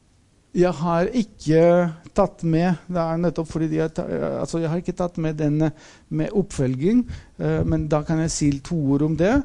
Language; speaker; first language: Norwegian; non-native, fluent; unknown